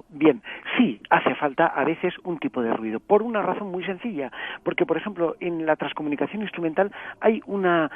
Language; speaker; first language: Spanish; native; Spanish